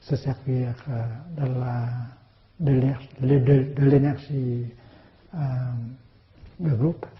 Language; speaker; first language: French; non-native, fluent; Vietnamese